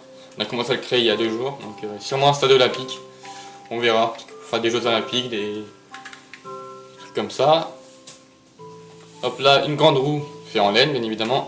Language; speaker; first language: French; native; French